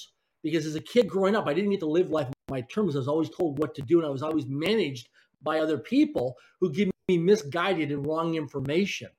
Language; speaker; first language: English; native; English